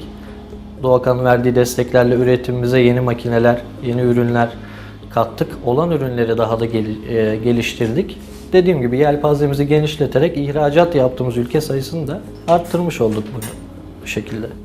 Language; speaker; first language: Turkish; native; Turkish